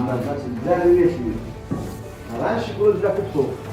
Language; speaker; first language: Russian; non-native, local second language; Uzbek